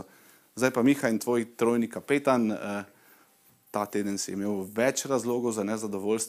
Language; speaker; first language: Slovenian; native; Slovenian